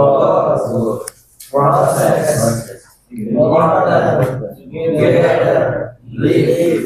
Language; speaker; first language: English; non-native, learner; Indonesian